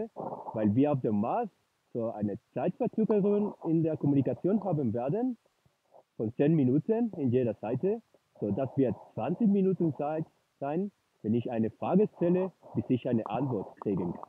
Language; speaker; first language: German; non-native, fluent; Spanish